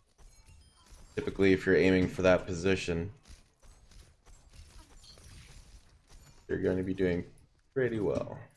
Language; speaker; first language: English; native; English